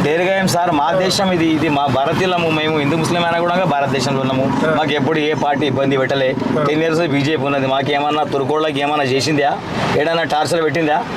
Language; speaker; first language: Telugu; non-native, local second language; Urdu